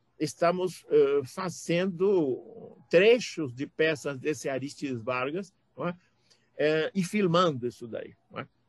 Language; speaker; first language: Portuguese; native; Portuguese